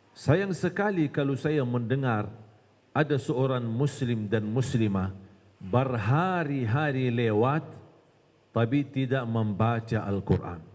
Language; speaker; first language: Malay; non-native, fluent; Arabic